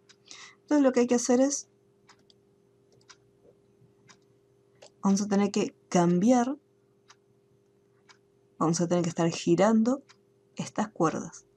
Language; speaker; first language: Spanish; native; Spanish